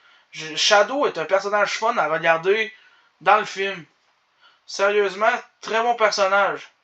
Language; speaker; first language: French; native; French